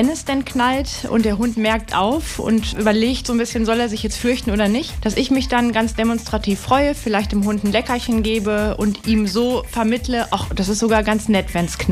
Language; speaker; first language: German; native; German